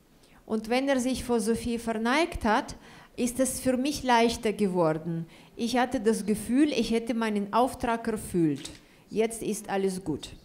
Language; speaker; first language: German; non-native, fluent; Russian